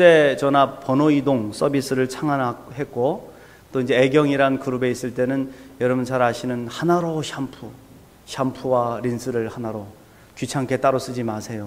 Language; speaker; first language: Korean; native; Korean